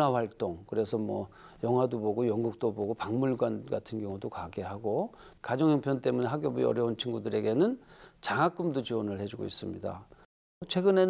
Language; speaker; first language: Korean; native; Korean